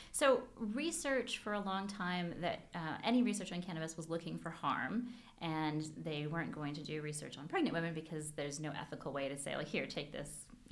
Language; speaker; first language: English; native; English